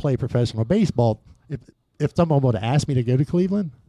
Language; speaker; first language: English; native; English